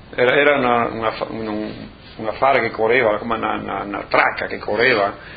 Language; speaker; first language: Italian; native; Italian